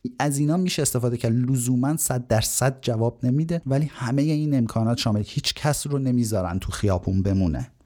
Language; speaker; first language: Persian; native; Persian